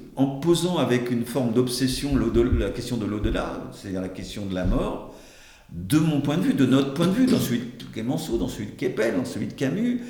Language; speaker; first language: French; native; French